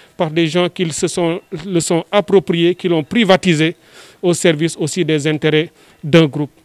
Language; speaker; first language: French; non-native, local second language; Wolof